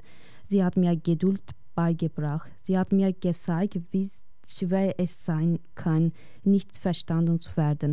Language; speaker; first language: German; non-native, learner; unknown